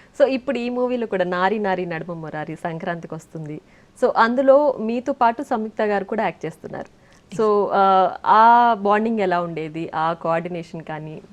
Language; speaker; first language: Telugu; native; Telugu